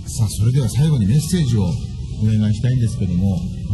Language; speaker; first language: Japanese; native; Japanese